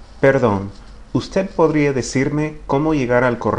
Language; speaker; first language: Spanish; non-native, fluent; English